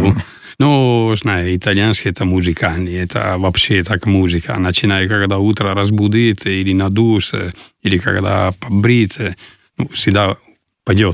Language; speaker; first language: Russian; non-native, learner; Italian